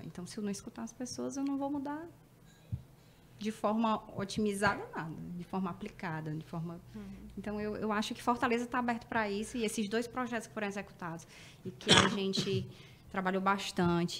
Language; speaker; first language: Portuguese; native; Portuguese